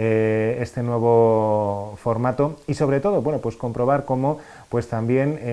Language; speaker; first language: Spanish; native; Spanish